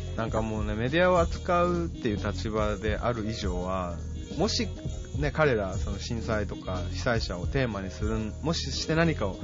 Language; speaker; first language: Japanese; early bilingual, heritage; Japanese